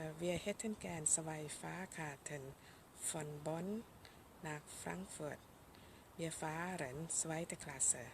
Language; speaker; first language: German; non-native, fluent; Thai